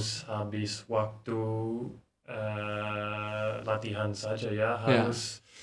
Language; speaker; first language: Indonesian; non-native, learner; English